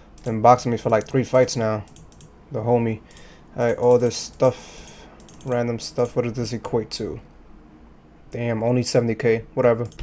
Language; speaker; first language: English; native; English